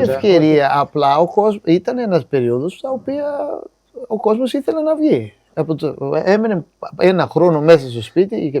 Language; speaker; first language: Greek; non-native, fluent; Portuguese